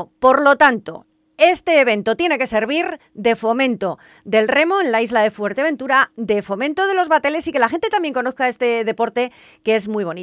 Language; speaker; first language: Spanish; native; Spanish